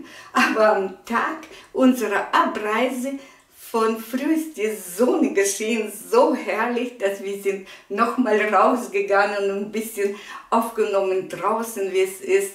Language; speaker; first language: German; non-native, fluent; Russian